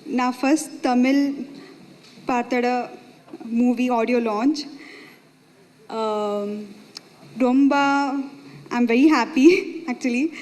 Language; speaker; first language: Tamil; non-native, learner; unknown